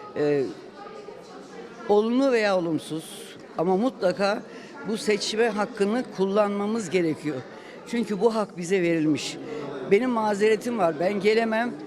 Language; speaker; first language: Turkish; native; Turkish